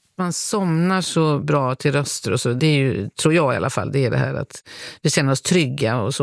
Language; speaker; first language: Swedish; native; Swedish